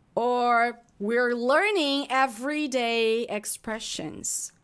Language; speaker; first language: English; non-native, fluent; Portuguese